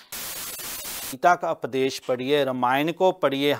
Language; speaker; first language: Hindi; non-native, local second language; Punjabi